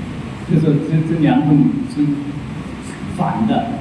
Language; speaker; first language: Chinese; native; Chinese